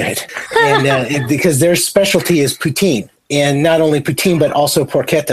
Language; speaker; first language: English; native; English